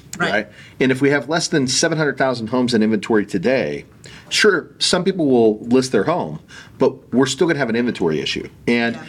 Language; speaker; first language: English; native; English